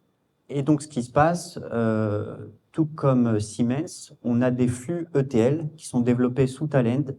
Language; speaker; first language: French; native; French